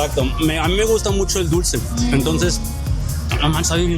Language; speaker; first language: Spanish; native; Spanish